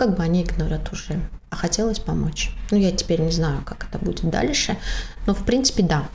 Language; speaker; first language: Russian; non-native, local second language; Tajik